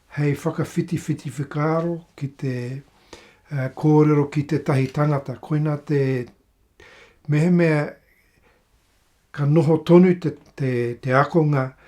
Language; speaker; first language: Māori; non-native, local second language; English